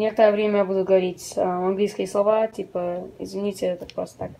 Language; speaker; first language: Russian; early bilingual, heritage; Russian